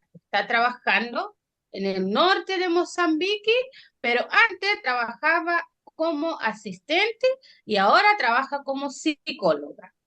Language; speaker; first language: Spanish; non-native, fluent; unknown